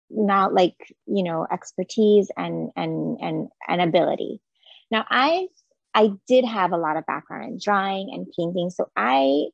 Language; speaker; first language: English; non-native, fluent; Hebrew